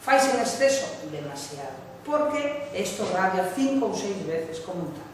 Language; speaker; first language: Spanish; non-native, local second language; Galician